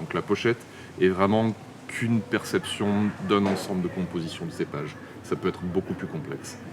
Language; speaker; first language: French; native; French